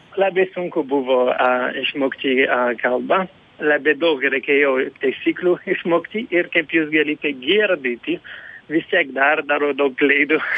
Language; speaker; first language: Lithuanian; non-native, fluent; French